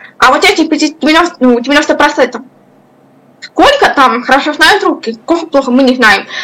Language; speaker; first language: Russian; non-native, local second language; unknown